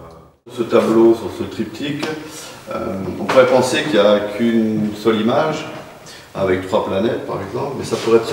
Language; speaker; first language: French; native; French